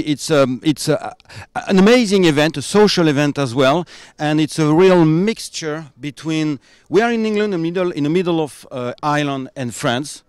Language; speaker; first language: English; non-native, fluent; French